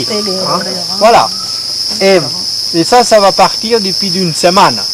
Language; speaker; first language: French; non-native, fluent; Spanish